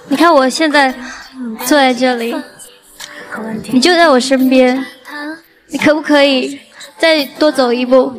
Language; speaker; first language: Chinese; native; Chinese